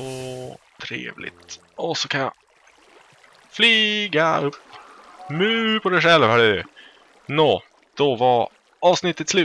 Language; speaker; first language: Swedish; native; Swedish